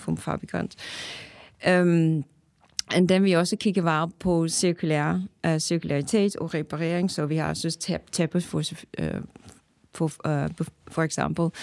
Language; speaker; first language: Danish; non-native, fluent; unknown